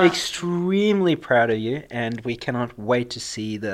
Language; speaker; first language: English; native; English